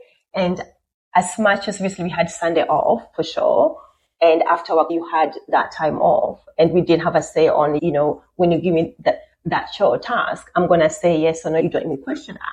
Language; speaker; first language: English; non-native, local second language; Luo (Kenya and Tanzania)